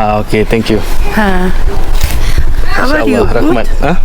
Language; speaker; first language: English; non-native, local second language; Malay